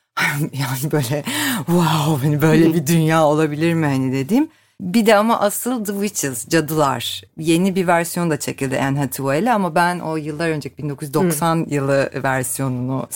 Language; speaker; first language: Turkish; native; Turkish